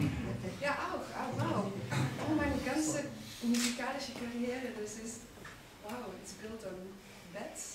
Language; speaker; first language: German; non-native, fluent; Dutch